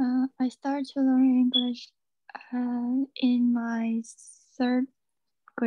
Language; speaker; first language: English; non-native, learner; Chinese